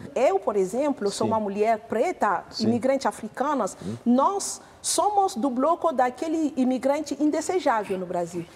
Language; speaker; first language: Portuguese; non-native, fluent; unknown